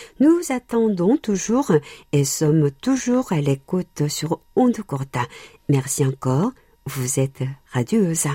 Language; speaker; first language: French; non-native, fluent; Korean